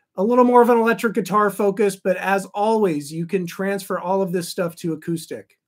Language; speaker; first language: English; native; English